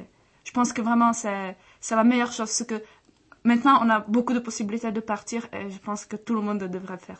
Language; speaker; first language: French; non-native, fluent; Czech